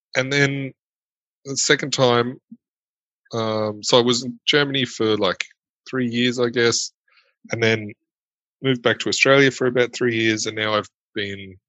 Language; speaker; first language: English; early bilingual, other home language; German